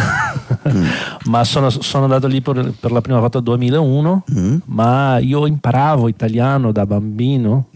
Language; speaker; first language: Italian; non-native, fluent; Portuguese